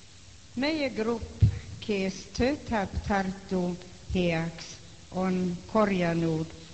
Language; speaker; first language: Estonian; non-native, learner; Swedish